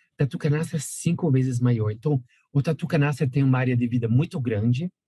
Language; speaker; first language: Portuguese; non-native, fluent; French